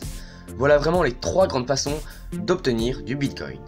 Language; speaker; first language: French; native; French